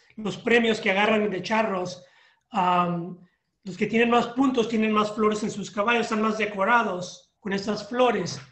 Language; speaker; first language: Spanish; early bilingual, heritage; Spanish